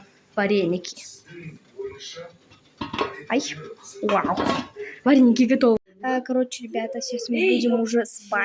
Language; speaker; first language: Russian; non-native, local second language; Kazakh